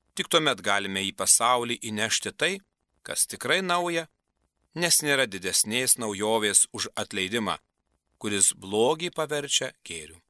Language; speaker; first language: Lithuanian; native; Lithuanian